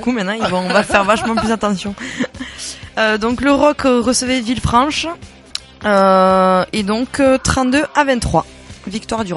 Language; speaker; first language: French; native; French